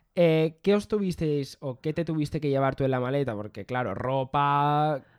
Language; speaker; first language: Spanish; native; Spanish